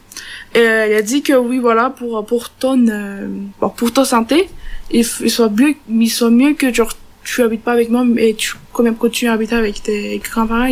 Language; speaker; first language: French; non-native, learner; Turkish